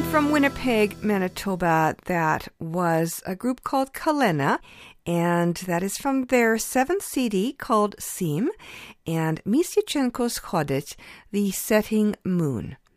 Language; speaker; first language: English; early bilingual, other home language; Ukrainian